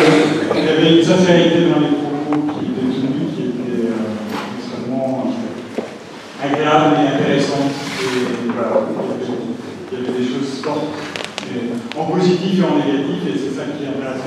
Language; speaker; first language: French; native; French